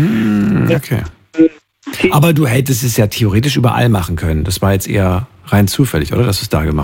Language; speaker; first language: German; native; German